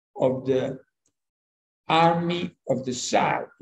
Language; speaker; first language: English; non-native, fluent; Italian